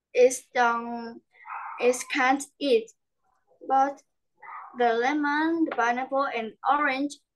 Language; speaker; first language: English; non-native, learner; Vietnamese